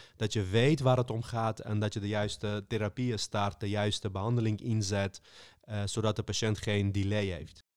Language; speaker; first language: Dutch; early bilingual, other home language; Armenian